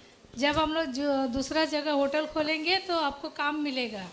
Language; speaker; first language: Hindi; non-native, local second language; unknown